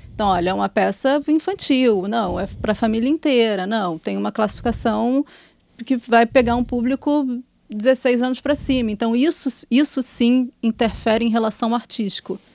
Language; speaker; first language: Portuguese; native; Portuguese